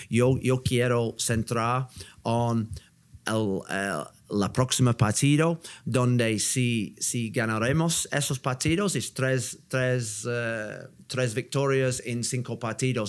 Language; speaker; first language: Spanish; non-native, learner; English